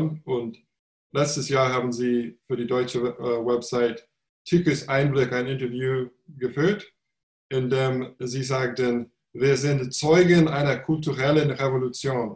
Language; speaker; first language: German; non-native, fluent; English